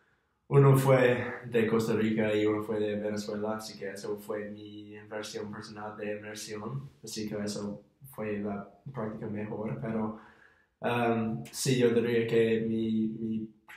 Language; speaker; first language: Spanish; non-native, fluent; English